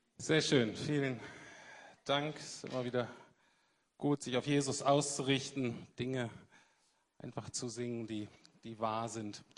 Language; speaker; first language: German; native; German